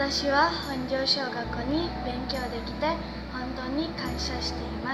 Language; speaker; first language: Japanese; non-native, learner; Indonesian